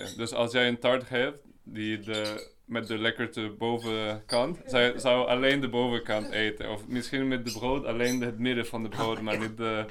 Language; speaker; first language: Dutch; non-native, learner; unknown